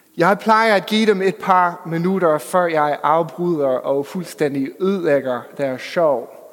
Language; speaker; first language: Danish; non-native, fluent; English